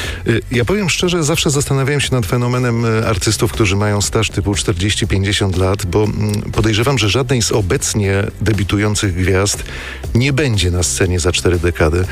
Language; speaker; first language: Polish; native; Polish